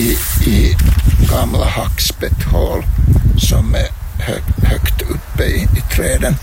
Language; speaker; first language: Swedish; non-native, local second language; Finnish